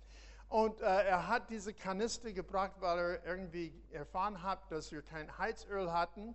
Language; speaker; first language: German; non-native, fluent; English